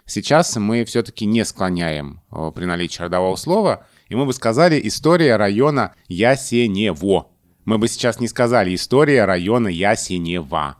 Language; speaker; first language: Russian; native; Russian